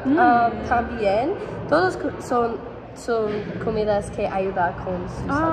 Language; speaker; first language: Spanish; non-native, learner; English